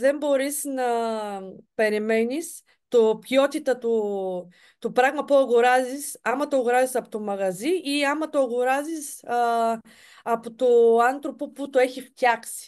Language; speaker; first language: Greek; non-native, fluent; Bulgarian